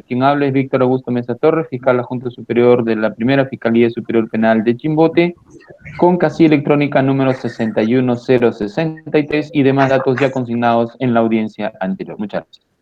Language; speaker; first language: Spanish; native; Spanish